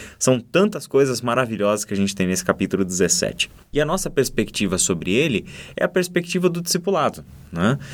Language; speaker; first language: Portuguese; native; Portuguese